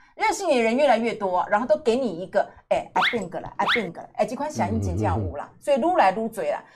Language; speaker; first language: Chinese; native; Chinese